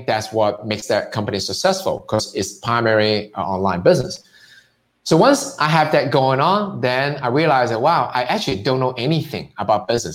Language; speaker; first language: English; non-native, local second language; Cantonese